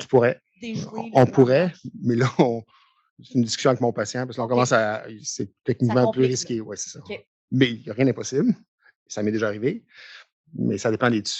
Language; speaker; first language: French; native; French